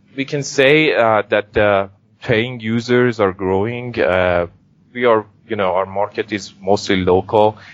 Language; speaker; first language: English; non-native, fluent; Persian